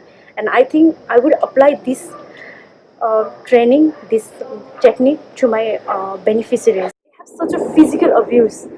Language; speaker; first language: English; non-native, learner; Nepali